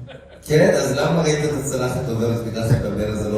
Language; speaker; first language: Hebrew; native; Hebrew